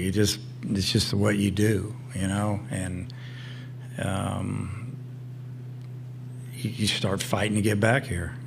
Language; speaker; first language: English; native; English